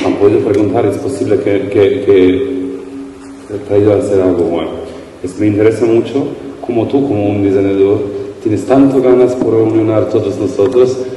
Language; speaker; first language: Spanish; non-native, learner; Bosnian